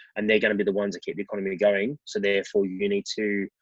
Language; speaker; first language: English; native; English